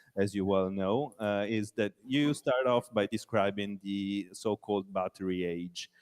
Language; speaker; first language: English; non-native, fluent; Italian